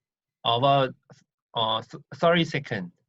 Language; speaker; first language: English; non-native, learner; Korean